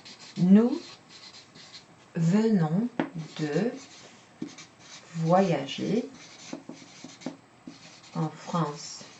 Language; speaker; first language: French; non-native, fluent; English